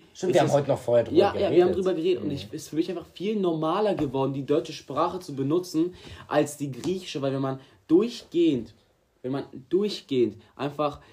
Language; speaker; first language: German; early bilingual, other home language; Greek